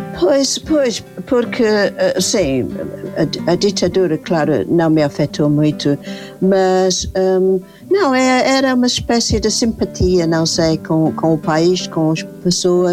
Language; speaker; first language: Portuguese; non-native, fluent; English